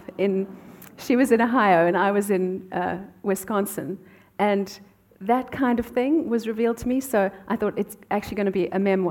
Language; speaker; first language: English; native; English